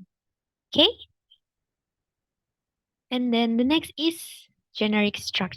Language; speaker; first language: English; non-native, fluent; Indonesian